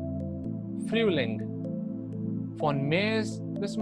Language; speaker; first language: German; non-native, fluent; Hindi